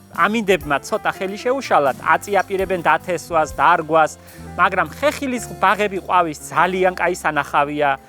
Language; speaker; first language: Georgian; native; Georgian